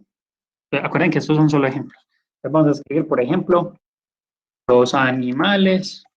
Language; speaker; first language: Spanish; native; Spanish